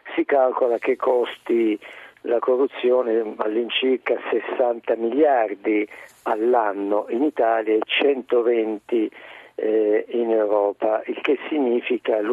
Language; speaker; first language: Italian; native; Italian